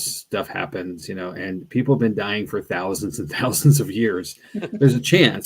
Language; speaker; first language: English; native; English